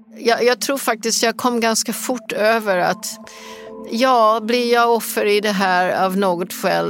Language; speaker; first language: Swedish; non-native, fluent; English